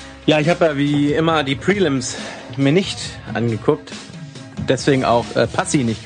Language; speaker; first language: German; native; German